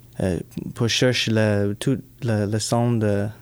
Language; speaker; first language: French; non-native, learner; English